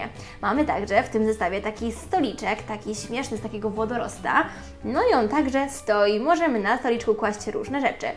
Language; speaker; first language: Polish; native; Polish